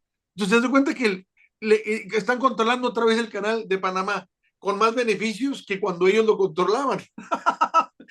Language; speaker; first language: Spanish; native; Spanish